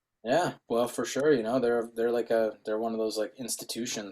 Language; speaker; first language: English; native; English